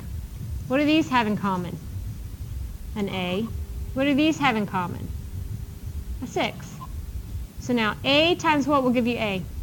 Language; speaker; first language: English; native; English